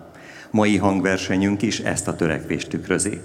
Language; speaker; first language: Hungarian; native; Hungarian